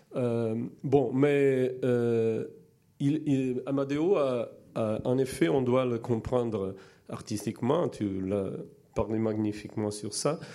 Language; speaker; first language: French; non-native, fluent; Portuguese